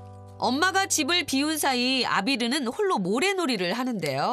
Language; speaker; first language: Korean; native; Korean